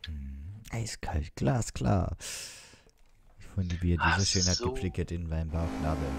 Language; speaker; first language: German; native; German